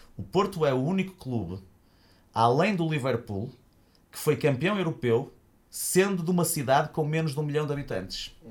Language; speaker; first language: Portuguese; native; Portuguese